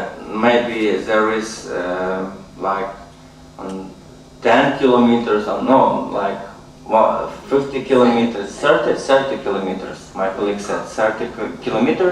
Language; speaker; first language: English; non-native, learner; Ukrainian